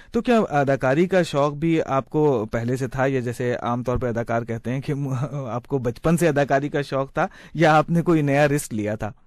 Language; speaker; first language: Urdu; native; Urdu